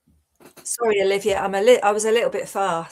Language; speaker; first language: English; native; English